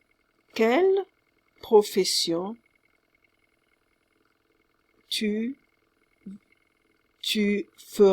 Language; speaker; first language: French; non-native, fluent; English